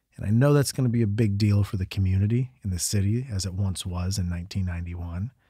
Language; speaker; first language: English; native; English